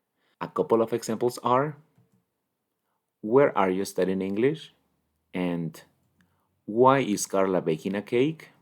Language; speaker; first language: English; non-native, fluent; Spanish